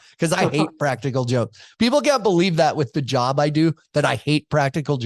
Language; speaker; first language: English; native; English